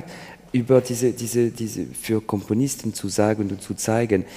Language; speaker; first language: German; non-native, learner; French